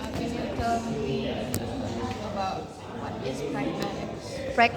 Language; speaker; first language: English; non-native, learner; Indonesian